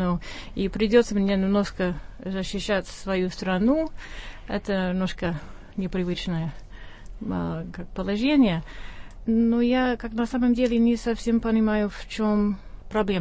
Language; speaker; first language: Russian; non-native, fluent; English